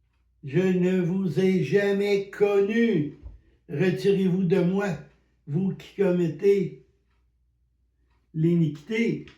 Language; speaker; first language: French; native; French